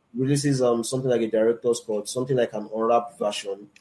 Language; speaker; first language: English; non-native, local second language; Yoruba